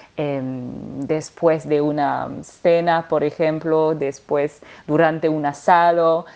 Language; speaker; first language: Spanish; non-native, fluent; French